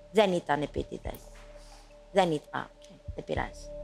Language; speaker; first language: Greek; early bilingual, heritage; Greek